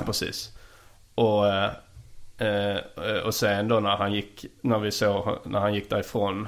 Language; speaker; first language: Swedish; native; Swedish